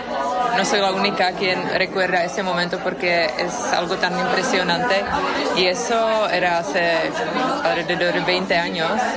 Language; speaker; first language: Spanish; non-native, fluent; Czech